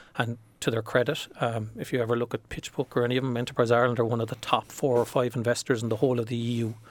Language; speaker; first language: English; native; English